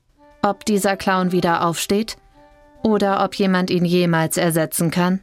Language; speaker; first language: German; native; German